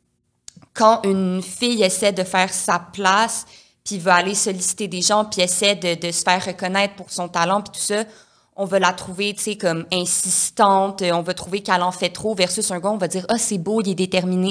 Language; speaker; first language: French; native; French